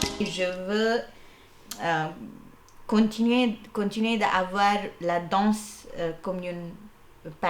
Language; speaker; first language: French; non-native, fluent; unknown